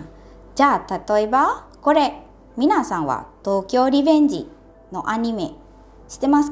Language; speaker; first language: Japanese; non-native, fluent; Indonesian